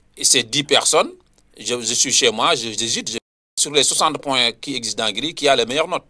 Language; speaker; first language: French; non-native, local second language; Wolof